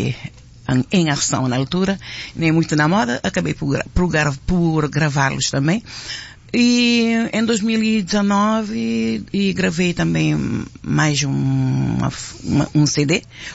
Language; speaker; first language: Portuguese; non-native, local second language; Kabuverdianu